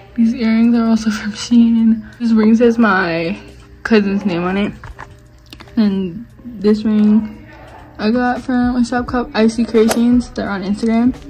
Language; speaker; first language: English; native; English